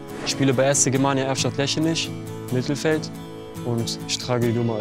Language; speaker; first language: German; early bilingual, other home language; Albanian